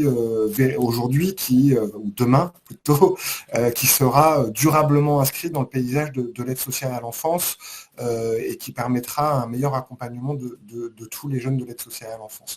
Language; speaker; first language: French; native; French